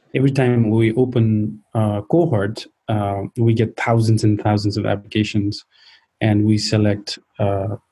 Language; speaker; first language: English; non-native, local second language; Nepali